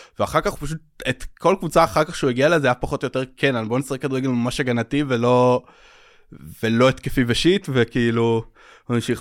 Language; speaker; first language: Hebrew; native; Hebrew